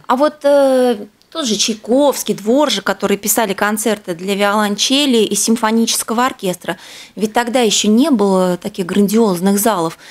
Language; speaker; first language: Russian; native; Russian